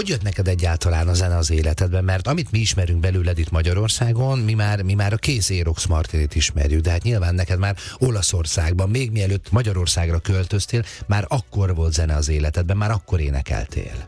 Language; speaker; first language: Hungarian; native; Hungarian